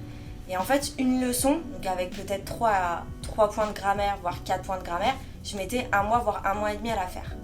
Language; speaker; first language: French; native; French